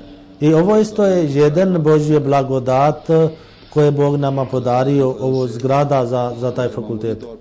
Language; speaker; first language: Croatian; non-native, fluent; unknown